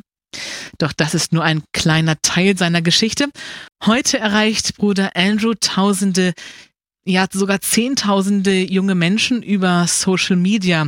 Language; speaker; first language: German; native; German